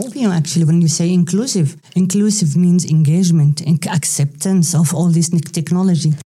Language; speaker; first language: English; non-native, fluent; Arabic